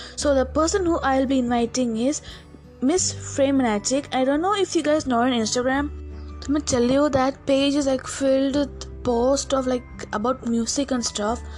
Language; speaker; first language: English; non-native, local second language; Tamil